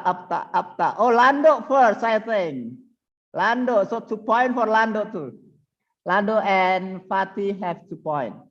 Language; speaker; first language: English; non-native, fluent; Indonesian